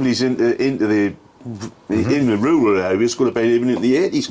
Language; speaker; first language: English; native; English